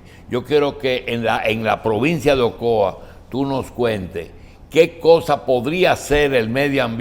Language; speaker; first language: Spanish; native; Spanish